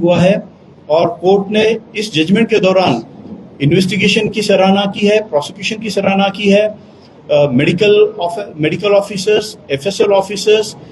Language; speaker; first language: Hindi; non-native, local second language; Marathi